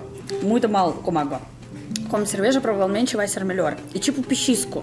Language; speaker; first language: Portuguese; non-native, fluent; Russian